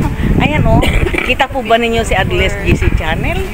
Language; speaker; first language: Filipino; native; Filipino